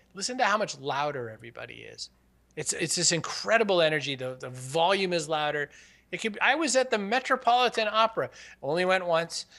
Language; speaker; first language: English; native; English